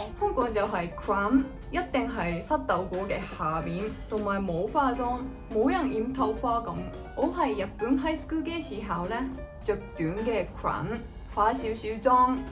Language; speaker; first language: Cantonese; non-native, fluent; Japanese